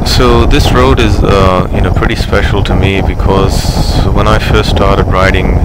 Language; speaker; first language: English; native; English